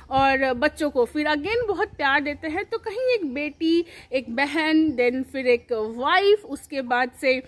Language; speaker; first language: Hindi; native; Hindi